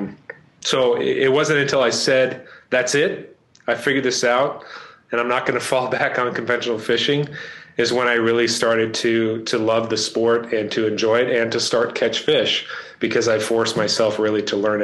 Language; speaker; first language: English; native; English